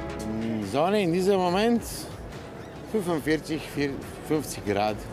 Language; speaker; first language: German; non-native, learner; Romanian